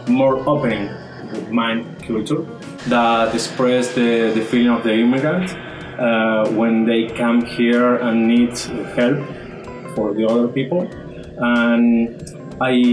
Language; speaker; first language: English; non-native, fluent; Spanish